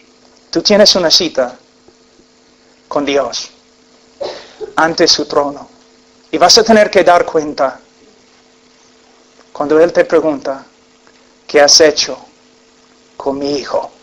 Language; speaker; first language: Spanish; non-native, fluent; English